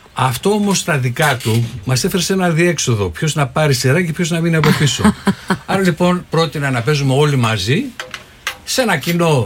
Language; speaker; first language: Greek; native; Greek